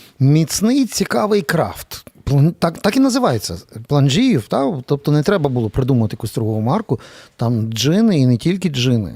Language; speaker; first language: Ukrainian; native; Ukrainian